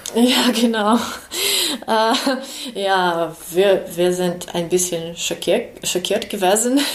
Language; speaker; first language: German; non-native, learner; Ukrainian